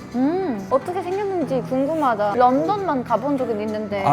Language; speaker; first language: Korean; non-native, fluent; Polish